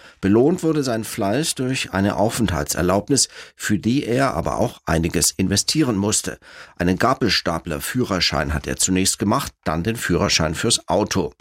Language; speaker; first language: German; native; German